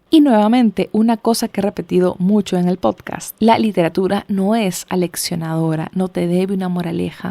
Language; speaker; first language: Spanish; native; Spanish